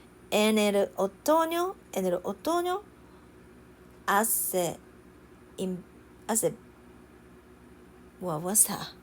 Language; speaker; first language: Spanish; non-native, learner; Japanese